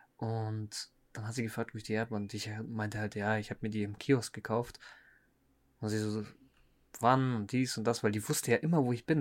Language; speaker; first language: German; native; German